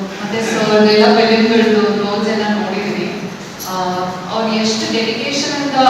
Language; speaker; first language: Kannada; non-native, fluent; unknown